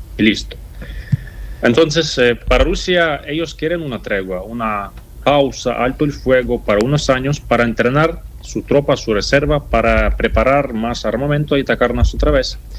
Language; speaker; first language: Spanish; non-native, fluent; Ukrainian